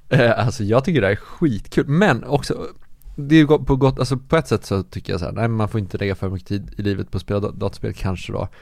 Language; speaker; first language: Swedish; native; Swedish